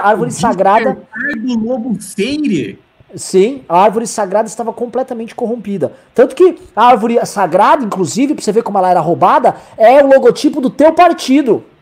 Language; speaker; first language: Portuguese; native; Portuguese